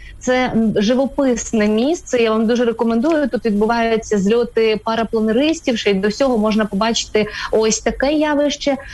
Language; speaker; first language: Ukrainian; native; Ukrainian